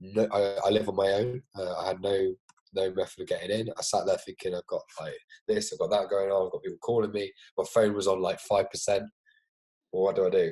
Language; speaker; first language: English; native; English